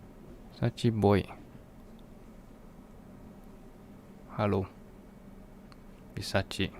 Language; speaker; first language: Japanese; non-native, learner; English